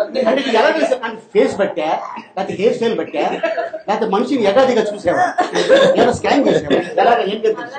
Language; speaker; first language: Telugu; native; Telugu